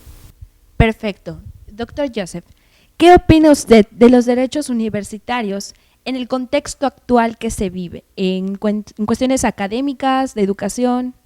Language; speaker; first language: Spanish; native; Spanish